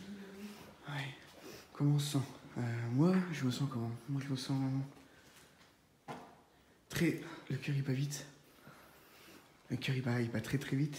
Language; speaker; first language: French; native; French